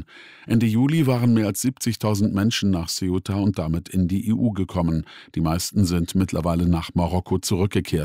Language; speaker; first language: German; native; German